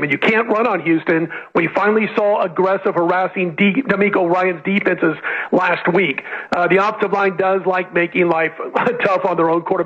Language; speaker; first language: English; native; English